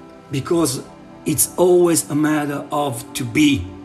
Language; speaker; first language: English; non-native, learner; Italian